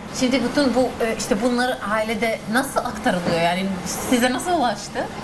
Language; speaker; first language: Turkish; non-native, fluent; Bosnian